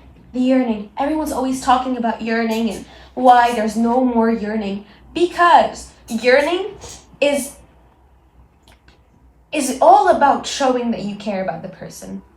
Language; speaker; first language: English; non-native, local second language; Arabic